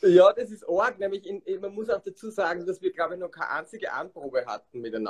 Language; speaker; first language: German; native; German